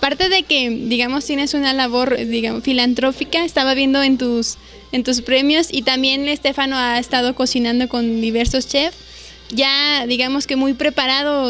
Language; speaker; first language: Spanish; native; Spanish